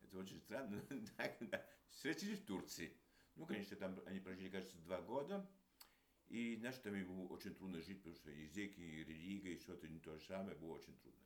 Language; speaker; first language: Russian; early bilingual, heritage; Russian